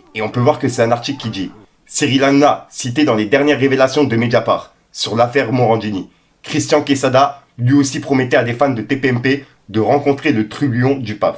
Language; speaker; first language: French; native; French